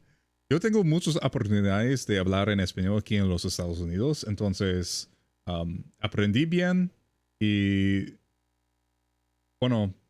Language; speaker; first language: Spanish; non-native, fluent; English